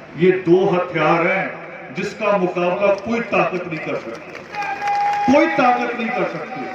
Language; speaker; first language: Hindi; non-native, local second language; Punjabi